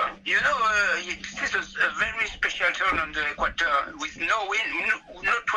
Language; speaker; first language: English; non-native, learner; French